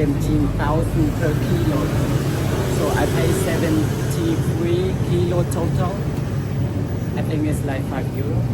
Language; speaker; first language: English; non-native, learner; Vietnamese